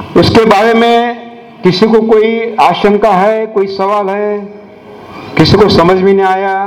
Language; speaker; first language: Hindi; non-native, local second language; Marathi